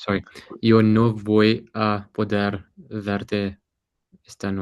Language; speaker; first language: Spanish; non-native, learner; English